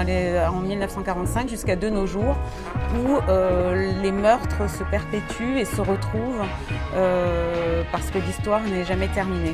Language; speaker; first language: French; native; French